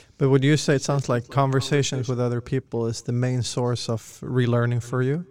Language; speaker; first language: English; non-native, fluent; Swedish